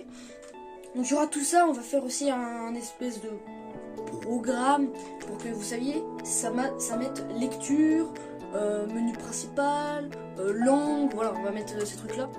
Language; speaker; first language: French; native; French